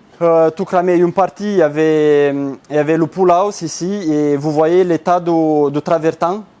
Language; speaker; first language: French; non-native, fluent; Romanian